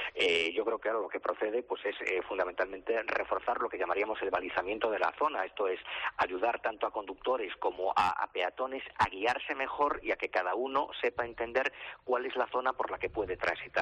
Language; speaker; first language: Spanish; native; Spanish